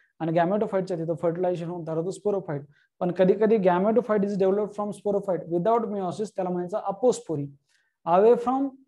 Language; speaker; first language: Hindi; non-native, local second language; Marathi